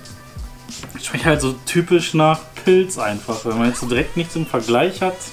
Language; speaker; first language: German; native; German